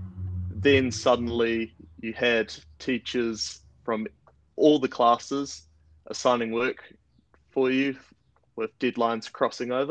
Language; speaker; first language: English; native; English